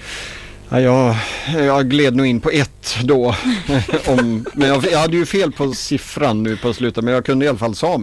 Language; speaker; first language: Swedish; native; Swedish